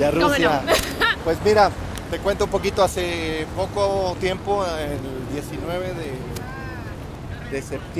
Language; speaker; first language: Spanish; native; Spanish